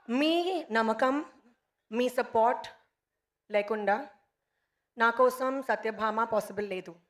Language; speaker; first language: Telugu; non-native, local second language; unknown